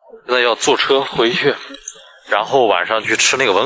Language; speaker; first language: Chinese; native; Chinese